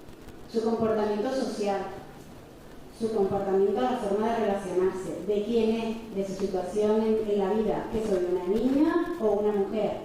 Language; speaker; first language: Spanish; native; Spanish